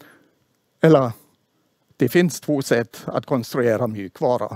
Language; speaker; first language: Swedish; non-native, fluent; German